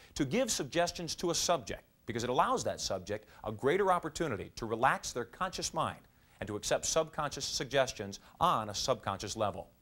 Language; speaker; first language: English; native; English